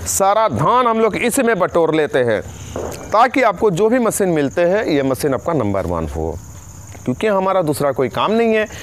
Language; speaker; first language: Hindi; non-native, local second language; Bangla